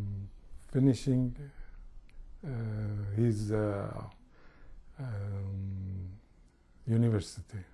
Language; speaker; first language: English; non-native, learner; Persian